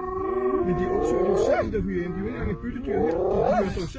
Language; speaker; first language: Danish; native; Danish